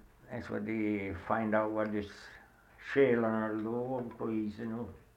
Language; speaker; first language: English; non-native, fluent; Swedish